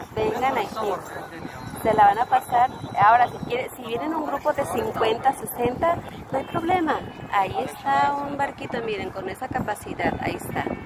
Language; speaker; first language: Spanish; native; Spanish